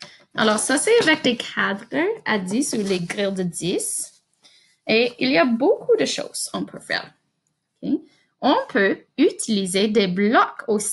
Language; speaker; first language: French; non-native, fluent; English